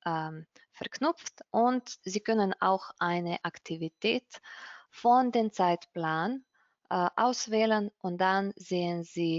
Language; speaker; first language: German; non-native, fluent; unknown